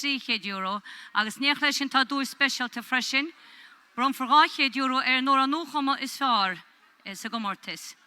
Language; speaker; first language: Irish; native; Irish